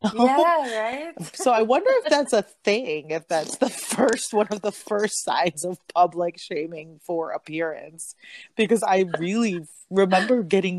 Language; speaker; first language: English; non-native, local second language; Filipino